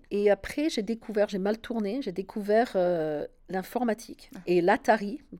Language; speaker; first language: French; non-native, fluent; English